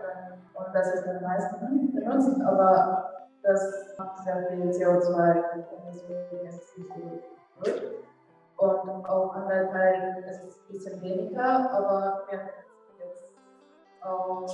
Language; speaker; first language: German; non-native, fluent; Japanese